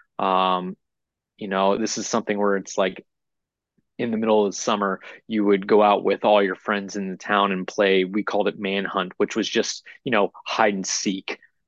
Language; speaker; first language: English; native; English